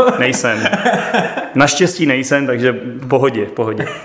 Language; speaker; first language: Czech; native; Czech